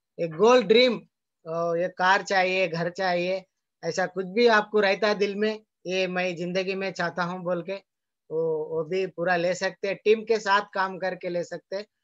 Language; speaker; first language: Hindi; non-native, local second language; Telugu